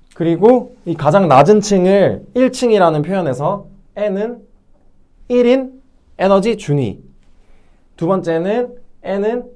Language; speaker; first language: Korean; native; Korean